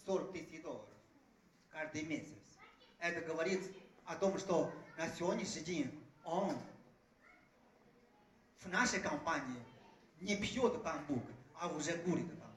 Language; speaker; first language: Russian; non-native, fluent; Chinese